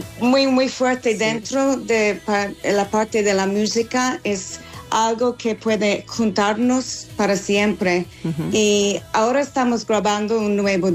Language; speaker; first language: Spanish; non-native, learner; English